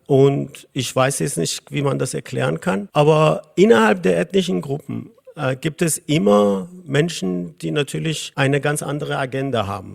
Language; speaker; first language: German; non-native, fluent; Persian